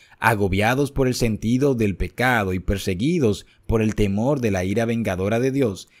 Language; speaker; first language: Spanish; native; Spanish